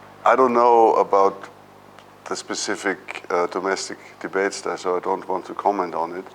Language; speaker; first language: English; non-native, fluent; German